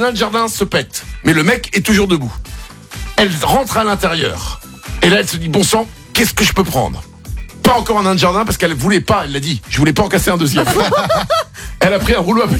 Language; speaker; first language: French; native; French